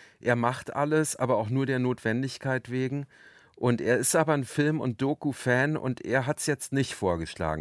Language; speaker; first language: German; native; German